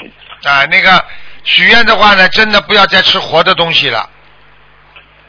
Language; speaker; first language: Chinese; native; Chinese